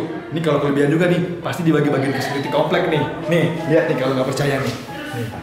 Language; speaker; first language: Indonesian; native; Indonesian